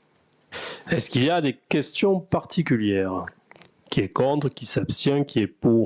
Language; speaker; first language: French; native; French